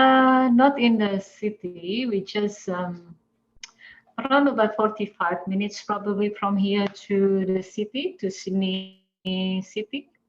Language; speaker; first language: English; non-native, fluent; Indonesian